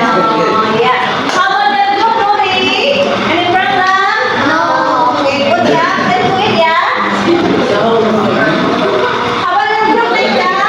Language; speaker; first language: English; non-native, fluent; Indonesian